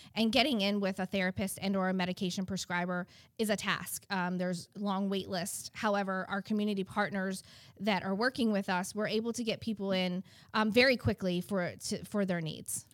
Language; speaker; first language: English; native; English